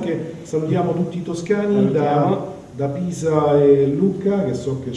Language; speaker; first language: Italian; native; Italian